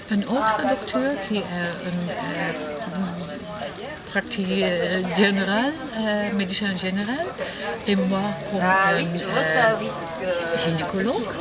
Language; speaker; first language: French; non-native, learner; Dutch